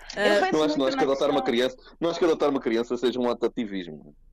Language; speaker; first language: Portuguese; native; Portuguese